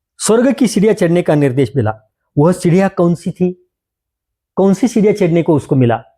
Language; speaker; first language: Hindi; non-native, local second language; Marathi